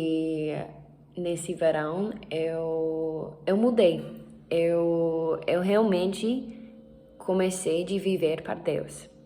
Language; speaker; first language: Portuguese; non-native, learner; English